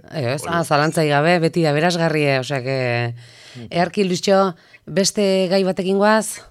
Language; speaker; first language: Basque; native; Basque